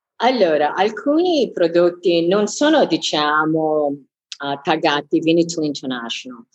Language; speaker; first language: Italian; non-native, fluent; English